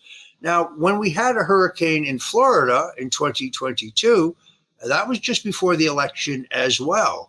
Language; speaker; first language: English; native; English